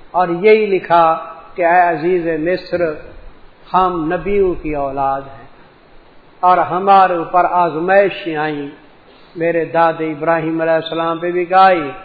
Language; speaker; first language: Urdu; native; Urdu